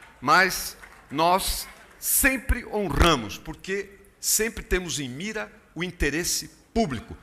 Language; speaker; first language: Portuguese; native; Portuguese